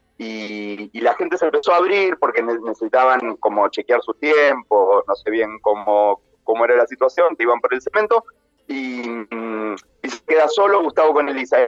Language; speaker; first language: Spanish; native; Spanish